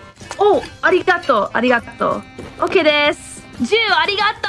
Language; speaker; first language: Japanese; non-native, learner; English